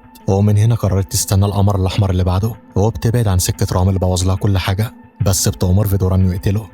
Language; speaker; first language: Arabic; native; Arabic